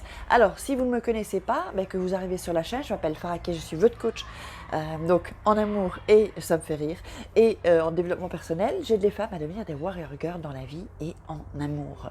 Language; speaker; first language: French; native; French